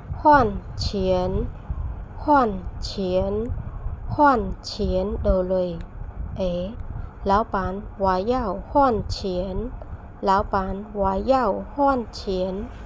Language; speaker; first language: Chinese; non-native, fluent; Khmer